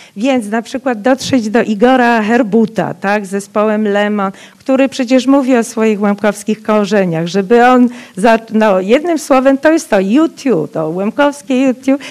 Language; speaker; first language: Polish; non-native, local second language; Rusyn